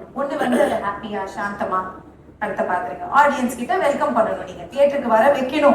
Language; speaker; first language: Tamil; native; Tamil